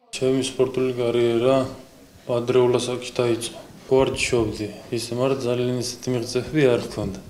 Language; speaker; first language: Georgian; native; Georgian